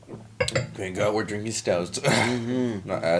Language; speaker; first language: English; native; English